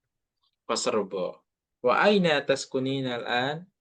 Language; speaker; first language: Arabic; non-native, fluent; Indonesian